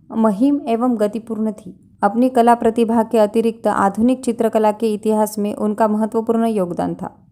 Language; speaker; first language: Hindi; non-native, local second language; Marathi